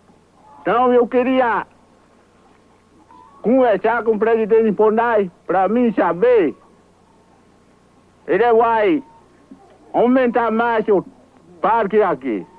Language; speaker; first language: Portuguese; non-native, local second language; Kayapó